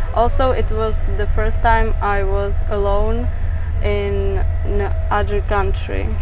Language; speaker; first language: English; non-native, fluent; Czech